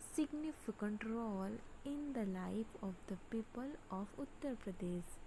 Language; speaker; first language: English; non-native, local second language; Gujarati